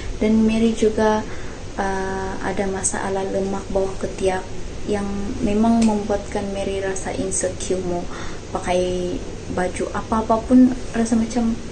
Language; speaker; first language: Malay; native; Malay